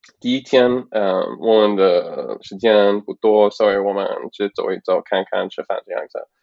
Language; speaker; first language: Chinese; non-native, learner; English